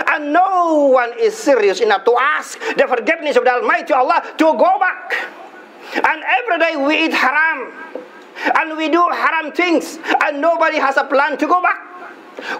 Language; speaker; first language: English; non-native, local second language; Filipino